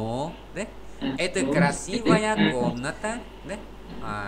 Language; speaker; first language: Russian; non-native, fluent; Vietnamese